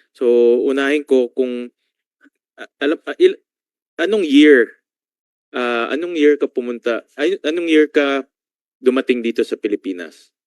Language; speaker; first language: Filipino; native; Filipino